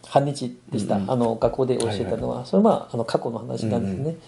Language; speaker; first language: Japanese; non-native, fluent; Chinese